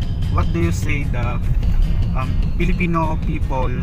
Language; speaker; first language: English; non-native, learner; Filipino